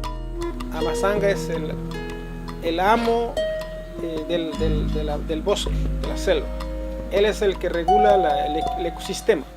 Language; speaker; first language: Spanish; non-native, local second language; Quechua